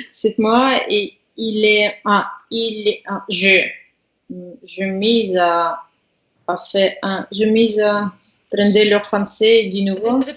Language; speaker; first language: French; non-native, learner; Russian